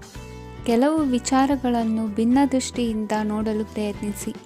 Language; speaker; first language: Kannada; native; Kannada